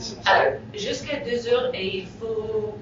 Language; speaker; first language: French; non-native, learner; English